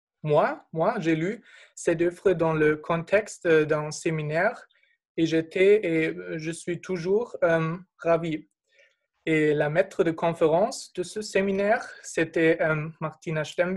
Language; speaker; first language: French; non-native, fluent; German